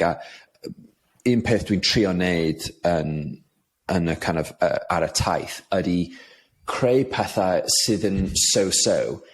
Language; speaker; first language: Welsh; non-native, fluent; English